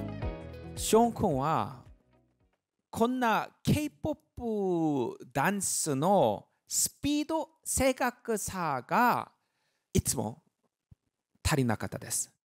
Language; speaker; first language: Japanese; non-native, learner; Korean